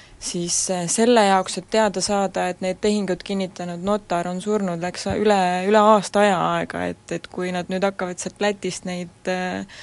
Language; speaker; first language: Estonian; native; Estonian